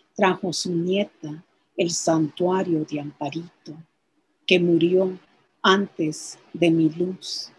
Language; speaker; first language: Spanish; early bilingual, heritage; Spanish